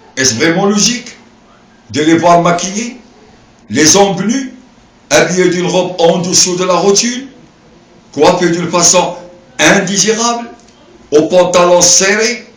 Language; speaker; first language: French; non-native, local second language; Arabic